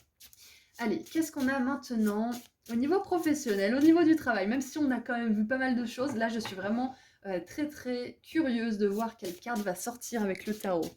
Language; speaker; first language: French; native; French